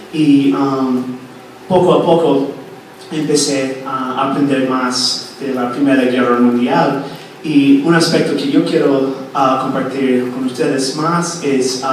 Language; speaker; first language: Spanish; non-native, fluent; English